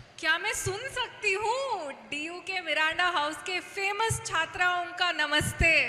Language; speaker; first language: Hindi; non-native, local second language; Kannada